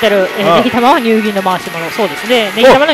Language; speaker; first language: Japanese; native; Japanese